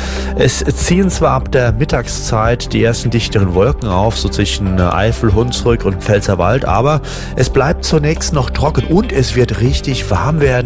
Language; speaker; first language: German; native; German